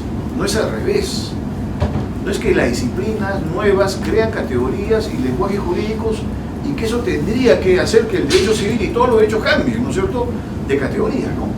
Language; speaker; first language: Spanish; native; Spanish